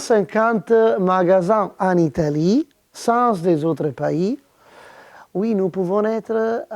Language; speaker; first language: French; non-native, fluent; Italian